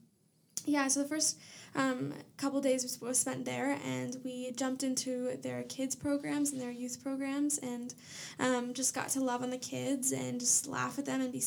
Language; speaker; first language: English; native; English